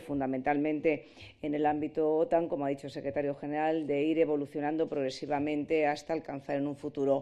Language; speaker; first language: Spanish; native; Spanish